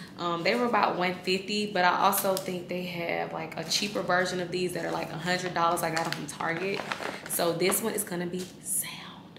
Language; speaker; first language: English; native; English